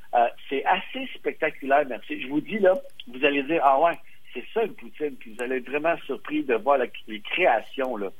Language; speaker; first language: French; native; French